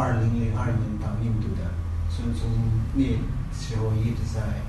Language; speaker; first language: Chinese; non-native, learner; Tibetan